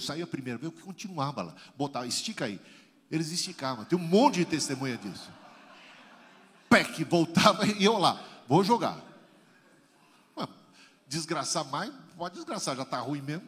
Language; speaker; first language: Portuguese; native; Portuguese